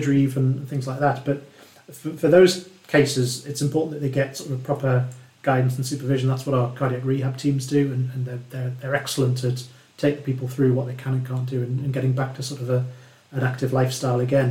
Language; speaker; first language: English; native; English